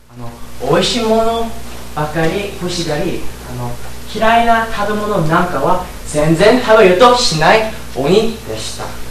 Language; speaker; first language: Japanese; non-native, learner; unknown